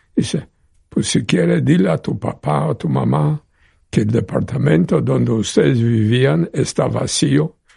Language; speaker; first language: Spanish; non-native, fluent; Polish